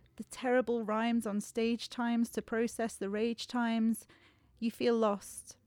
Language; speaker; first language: English; native; English